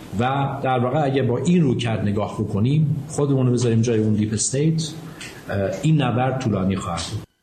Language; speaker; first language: Persian; native; Persian